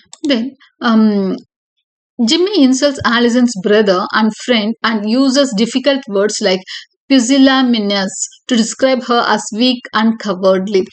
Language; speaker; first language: English; non-native, local second language; Tamil